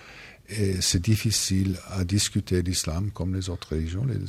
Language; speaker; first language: French; non-native, fluent; English